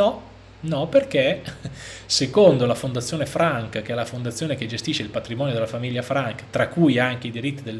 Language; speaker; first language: Italian; native; Italian